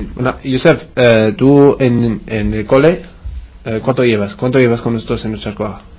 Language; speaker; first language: Spanish; non-native, fluent; Arabic